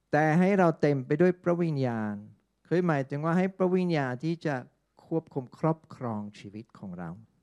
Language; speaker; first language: Thai; non-native, fluent; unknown